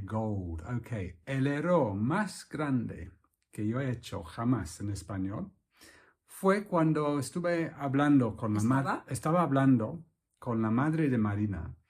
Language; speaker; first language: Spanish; non-native, fluent; English